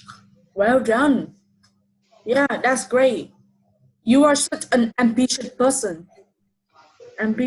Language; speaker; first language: English; non-native, fluent; Vietnamese